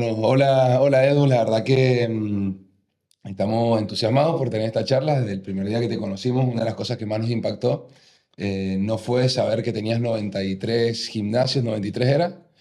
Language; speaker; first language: Spanish; native; Spanish